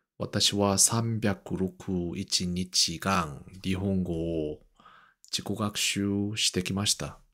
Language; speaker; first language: Japanese; non-native, learner; Korean